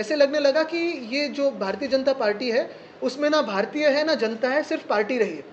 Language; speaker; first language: Hindi; non-native, local second language; Marathi